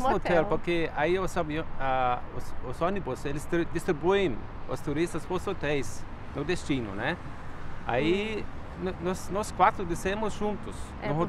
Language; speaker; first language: Portuguese; non-native, fluent; Danish